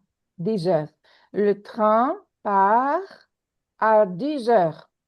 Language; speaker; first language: French; non-native, fluent; Greek